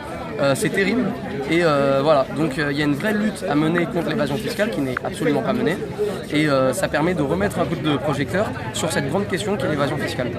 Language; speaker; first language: French; native; French